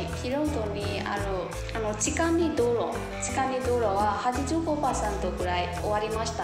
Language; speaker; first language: Japanese; non-native, fluent; Burmese